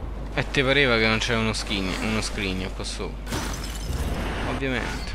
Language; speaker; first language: Italian; native; Italian